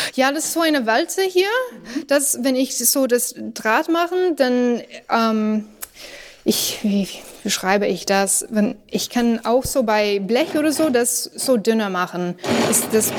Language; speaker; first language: German; non-native, learner; English